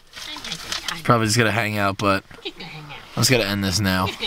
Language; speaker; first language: English; native; English